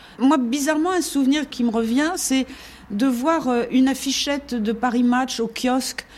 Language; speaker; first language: French; native; French